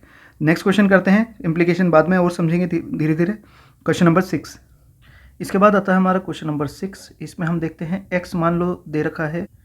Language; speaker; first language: Hindi; native; Hindi